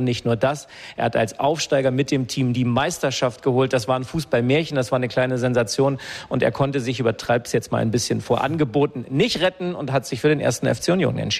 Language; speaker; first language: German; native; German